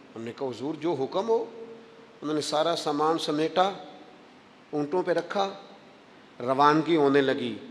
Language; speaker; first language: Urdu; non-native, local second language; Punjabi